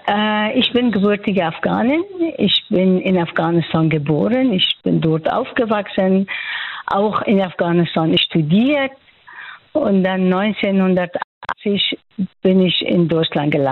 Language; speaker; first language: German; non-native, fluent; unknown